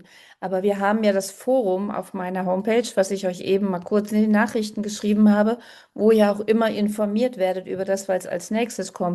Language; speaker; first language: German; native; German